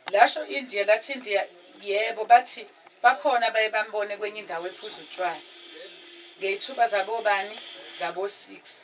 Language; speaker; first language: Zulu; native; Zulu